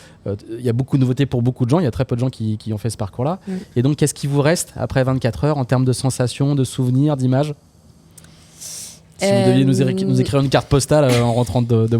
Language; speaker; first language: French; native; French